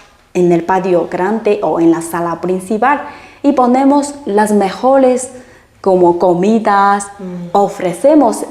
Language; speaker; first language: Spanish; non-native, fluent; Chinese